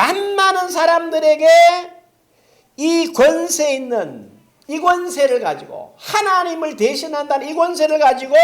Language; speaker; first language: Korean; native; Korean